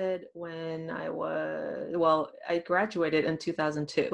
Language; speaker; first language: English; non-native, fluent; Thai